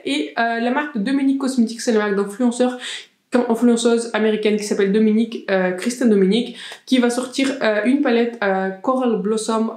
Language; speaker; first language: French; native; French